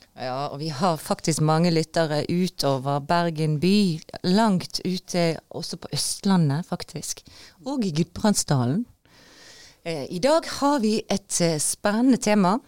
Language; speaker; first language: Norwegian; native; Norwegian